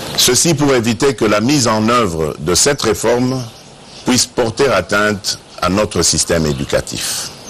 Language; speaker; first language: French; non-native, local second language; Luba-Lulua